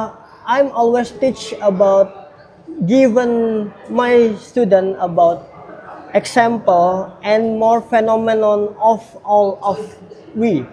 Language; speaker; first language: English; non-native, learner; Indonesian